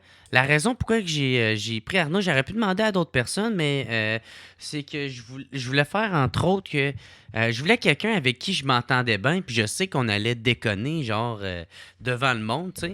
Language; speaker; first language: French; native; French